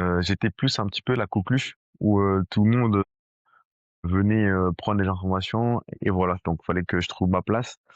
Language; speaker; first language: French; early bilingual, other home language; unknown